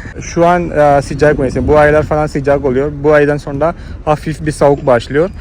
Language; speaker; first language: Turkish; non-native, fluent; Malayalam